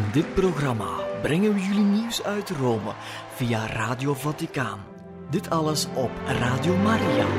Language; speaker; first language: Dutch; native; Dutch